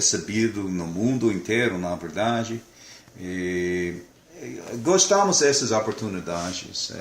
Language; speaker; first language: Portuguese; non-native, fluent; English